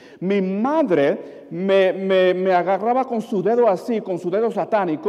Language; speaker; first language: Spanish; early bilingual, other home language; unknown